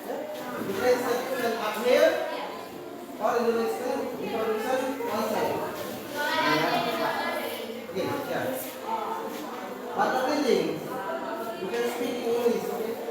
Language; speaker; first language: English; non-native, learner; Indonesian